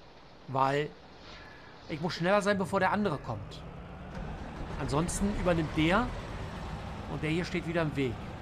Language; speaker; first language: German; native; German